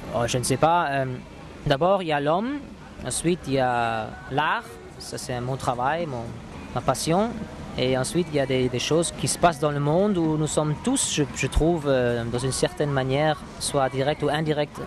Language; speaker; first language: French; non-native, fluent; English